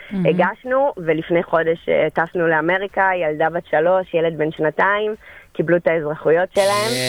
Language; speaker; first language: Hebrew; early bilingual, other home language; English